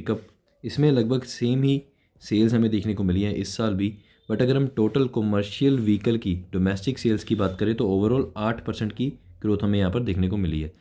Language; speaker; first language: Hindi; native; Hindi